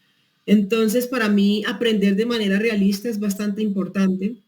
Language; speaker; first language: Spanish; native; Spanish